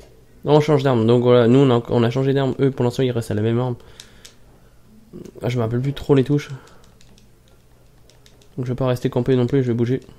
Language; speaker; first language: French; native; French